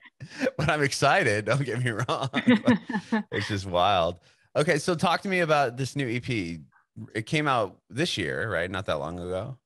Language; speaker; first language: English; native; English